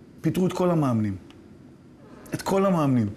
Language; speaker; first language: Hebrew; native; Hebrew